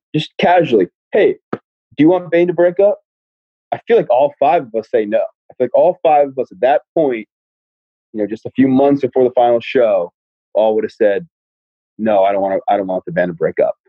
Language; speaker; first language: English; native; English